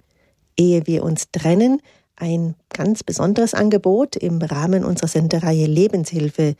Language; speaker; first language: German; native; German